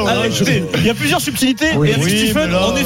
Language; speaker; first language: French; native; French